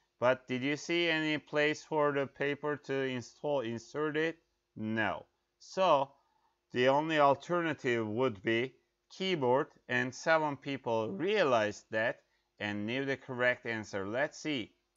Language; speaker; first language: English; non-native, fluent; Turkish